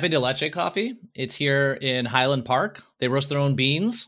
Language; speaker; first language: English; early bilingual, other home language; Polish